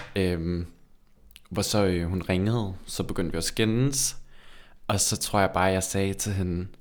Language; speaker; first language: Danish; early bilingual, other home language; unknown